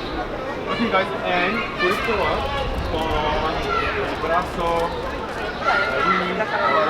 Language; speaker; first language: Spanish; non-native, learner; English